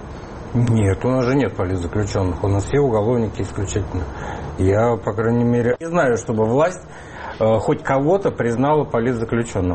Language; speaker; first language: Russian; native; Russian